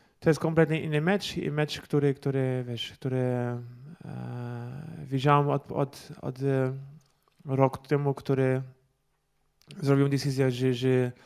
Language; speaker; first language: Polish; non-native, learner; Portuguese